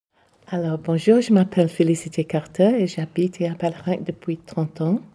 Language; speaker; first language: French; non-native, learner; English